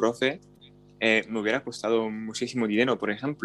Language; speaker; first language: Spanish; non-native, fluent; French